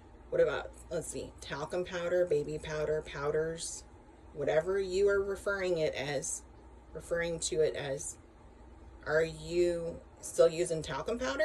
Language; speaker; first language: English; native; English